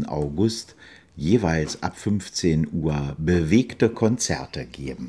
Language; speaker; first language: German; native; German